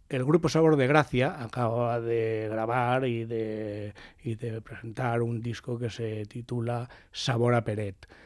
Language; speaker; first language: Spanish; native; Spanish